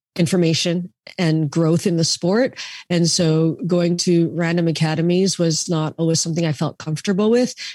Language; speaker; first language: English; native; English